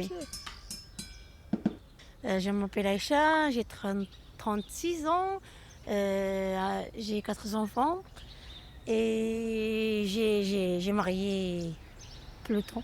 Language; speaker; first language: French; non-native, learner; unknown